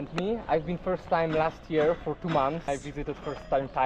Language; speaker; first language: English; non-native, fluent; Polish